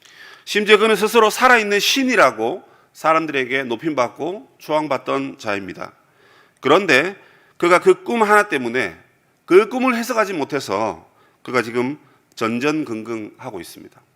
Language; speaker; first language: Korean; native; Korean